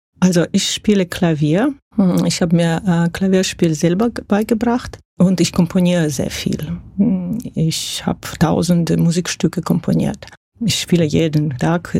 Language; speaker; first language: German; non-native, fluent; Russian